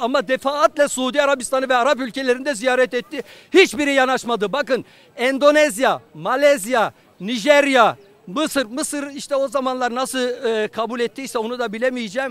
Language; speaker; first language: Turkish; native; Turkish